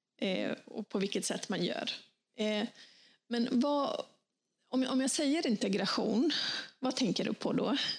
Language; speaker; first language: Swedish; early bilingual, other home language; Bosnian